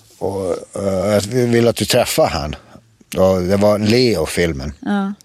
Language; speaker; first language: Swedish; early bilingual, other home language; Serbian